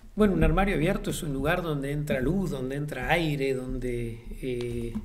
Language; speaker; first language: Spanish; native; Spanish